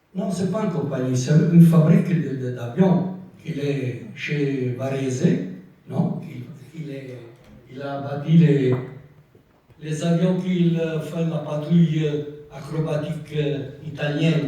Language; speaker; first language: French; non-native, local second language; Italian